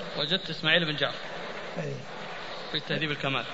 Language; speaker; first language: Arabic; native; Arabic